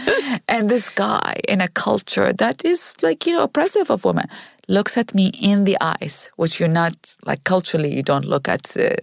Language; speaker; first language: English; non-native, fluent; Arabic